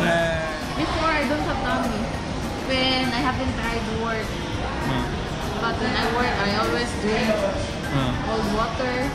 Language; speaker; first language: English; non-native, local second language; Cebuano